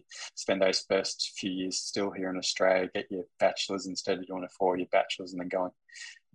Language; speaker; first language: English; native; English